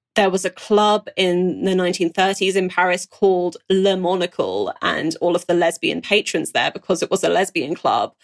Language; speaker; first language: English; native; English